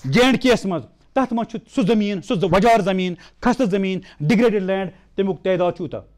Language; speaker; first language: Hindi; non-native, local second language; Kashmiri